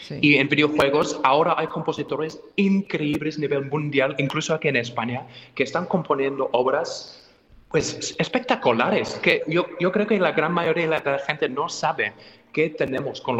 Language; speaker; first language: Spanish; non-native, fluent; English